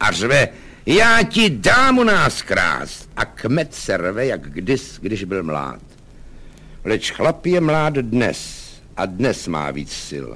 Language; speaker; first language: Czech; native; Czech